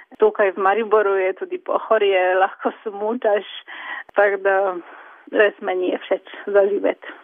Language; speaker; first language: Slovenian; non-native, fluent; Polish